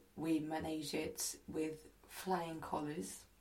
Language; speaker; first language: English; non-native, fluent; French